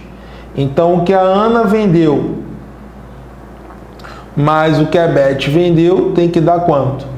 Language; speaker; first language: Portuguese; native; Portuguese